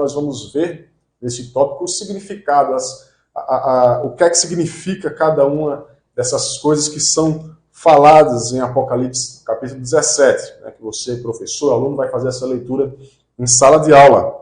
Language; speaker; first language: Portuguese; native; Portuguese